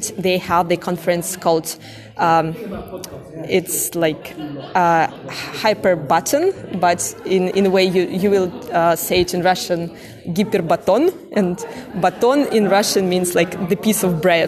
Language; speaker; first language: English; non-native, fluent; Russian